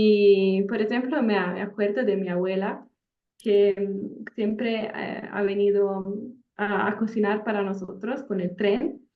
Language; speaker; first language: Spanish; non-native, fluent; Italian